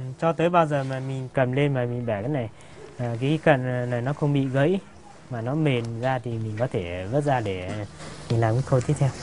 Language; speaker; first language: Vietnamese; non-native, local second language; Hmong